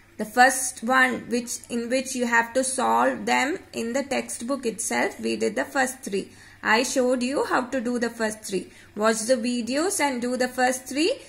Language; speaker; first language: English; non-native, local second language; Marathi